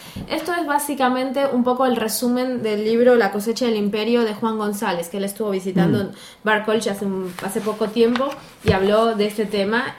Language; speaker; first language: Spanish; native; Spanish